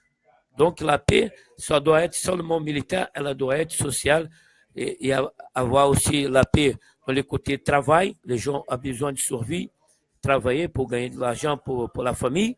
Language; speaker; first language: French; non-native, fluent; Portuguese